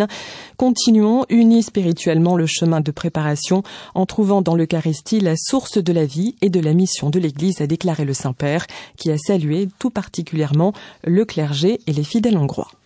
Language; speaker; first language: French; native; French